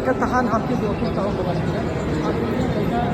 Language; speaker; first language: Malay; non-native, fluent; Turkish